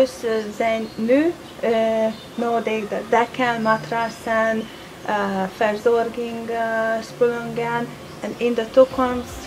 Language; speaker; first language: Dutch; non-native, learner; Hungarian